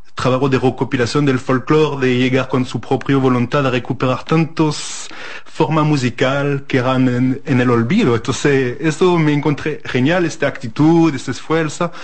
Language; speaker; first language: Spanish; non-native, fluent; French